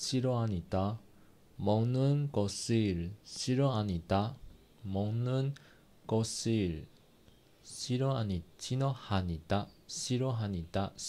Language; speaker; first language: Korean; non-native, learner; Chinese